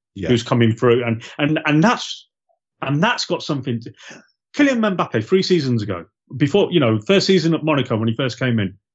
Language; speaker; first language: English; native; English